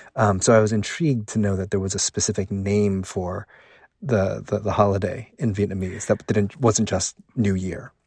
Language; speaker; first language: English; early bilingual, other home language; Cantonese